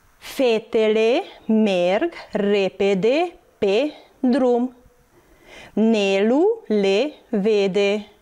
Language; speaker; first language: Romanian; non-native, local second language; Hungarian